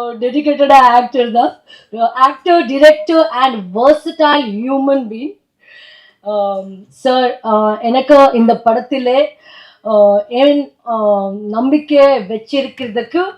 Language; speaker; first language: Tamil; non-native, learner; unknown